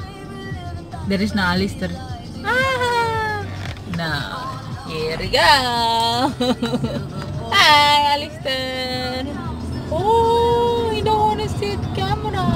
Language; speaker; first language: English; non-native, learner; Indonesian